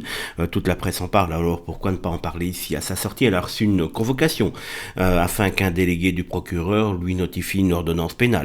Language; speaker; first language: French; native; French